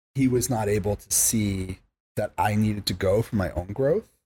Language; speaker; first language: English; native; English